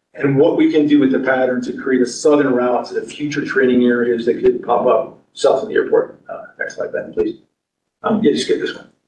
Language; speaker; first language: English; native; English